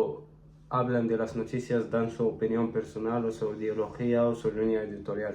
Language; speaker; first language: Spanish; non-native, fluent; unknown